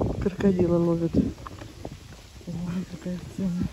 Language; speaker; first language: Russian; native; Russian